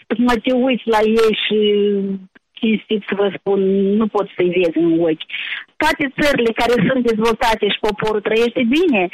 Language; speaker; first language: Romanian; native; Romanian